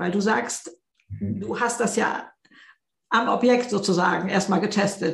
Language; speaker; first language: German; native; German